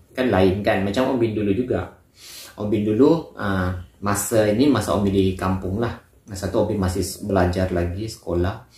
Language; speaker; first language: Malay; native; Malay